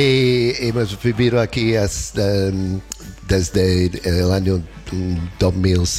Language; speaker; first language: Spanish; non-native, learner; English